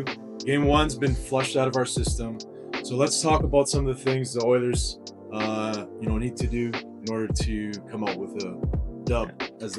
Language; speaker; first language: English; native; English